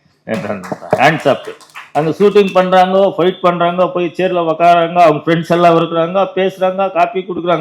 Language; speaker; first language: Tamil; non-native, learner; Kannada